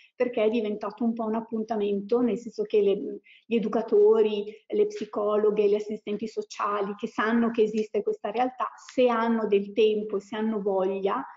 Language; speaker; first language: Italian; native; Italian